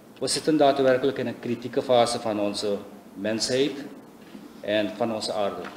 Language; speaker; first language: Dutch; native; Dutch